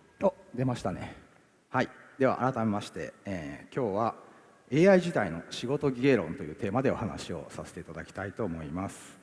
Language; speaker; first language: Japanese; native; Japanese